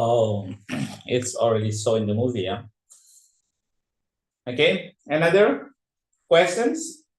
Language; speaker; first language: English; non-native, fluent; Indonesian